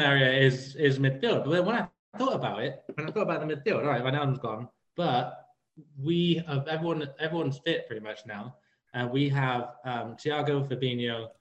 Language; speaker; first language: English; native; English